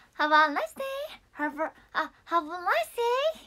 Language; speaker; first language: English; non-native, learner; Japanese